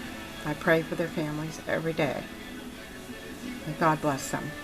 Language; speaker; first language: English; native; English